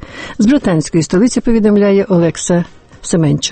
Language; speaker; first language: Ukrainian; native; Ukrainian